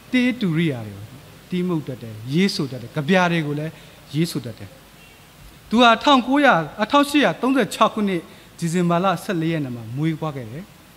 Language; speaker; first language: Burmese; non-native, local second language; S'gaw Karen